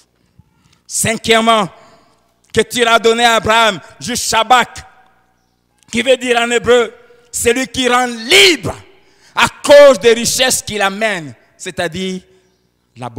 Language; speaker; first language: French; non-native, local second language; Lingala